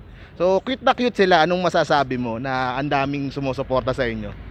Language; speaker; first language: Filipino; native; Filipino